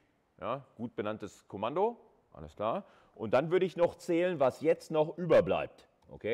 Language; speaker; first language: German; native; German